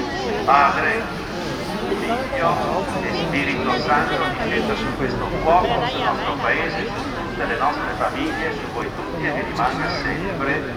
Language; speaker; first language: Italian; native; Italian